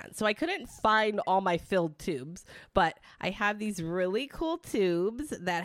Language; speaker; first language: English; early bilingual, other home language; Italian